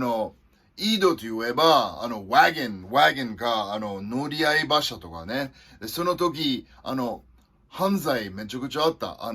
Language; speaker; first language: Japanese; non-native, fluent; English